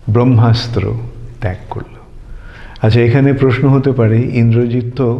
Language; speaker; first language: Bangla; native; Bangla